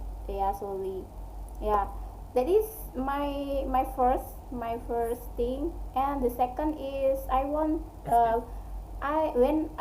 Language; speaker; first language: English; non-native, learner; Indonesian